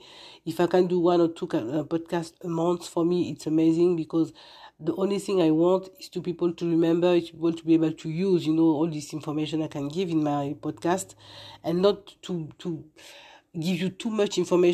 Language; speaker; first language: English; non-native, fluent; French